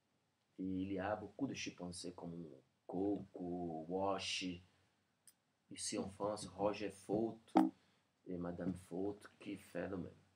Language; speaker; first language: French; non-native, learner; Portuguese